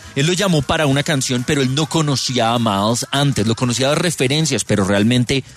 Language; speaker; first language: Spanish; native; Spanish